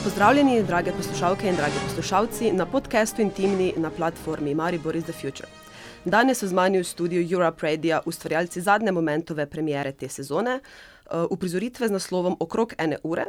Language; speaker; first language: Slovenian; native; Slovenian